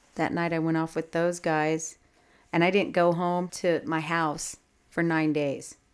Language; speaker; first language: English; native; English